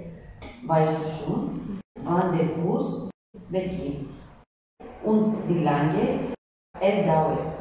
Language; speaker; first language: German; non-native, learner; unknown